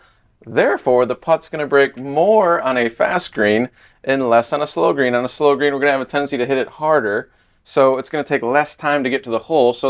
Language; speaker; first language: English; native; English